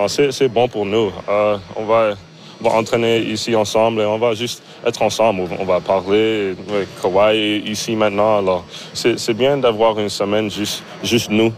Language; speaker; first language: French; non-native, learner; English